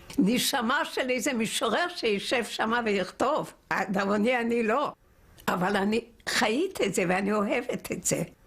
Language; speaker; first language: Hebrew; non-native, fluent; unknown